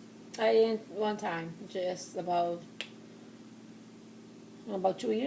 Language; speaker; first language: English; non-native, learner; Portuguese